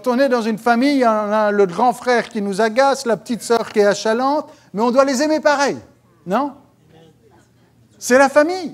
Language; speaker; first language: French; native; French